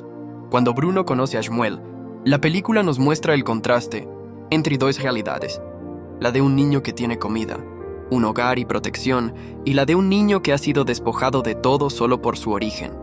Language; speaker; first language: Spanish; native; Spanish